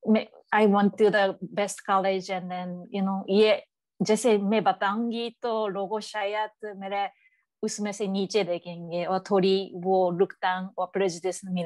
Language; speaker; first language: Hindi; non-native, learner; Japanese